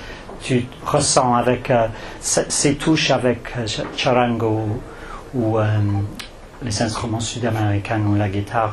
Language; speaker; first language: French; non-native, fluent; English